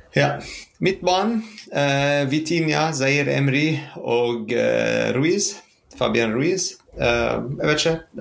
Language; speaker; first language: Norwegian; non-native, fluent; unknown